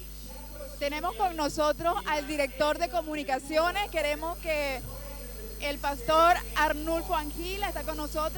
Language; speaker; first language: Spanish; native; Spanish